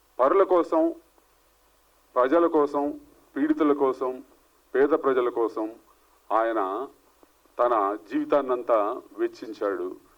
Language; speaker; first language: Telugu; native; Telugu